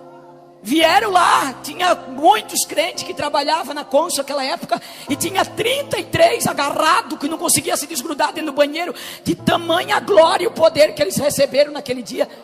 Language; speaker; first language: Portuguese; native; Portuguese